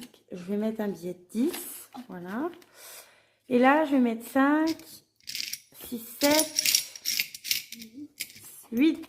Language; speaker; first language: French; native; French